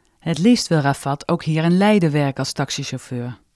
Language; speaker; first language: Dutch; native; Dutch